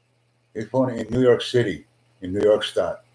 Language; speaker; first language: German; non-native, learner; English